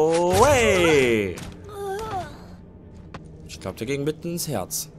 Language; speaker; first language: German; native; German